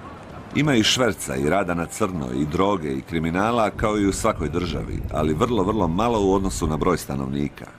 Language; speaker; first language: Croatian; native; Croatian